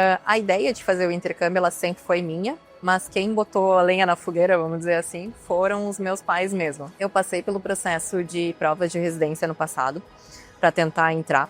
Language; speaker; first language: Portuguese; native; Portuguese